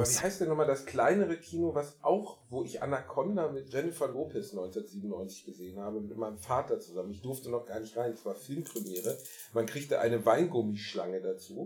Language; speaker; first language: German; native; German